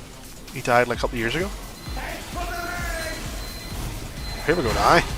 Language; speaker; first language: English; native; English